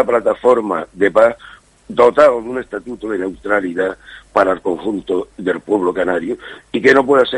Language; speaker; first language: Spanish; native; Spanish